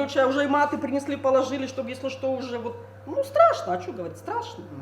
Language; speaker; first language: Russian; native; Russian